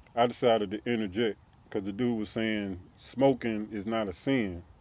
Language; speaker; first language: English; native; English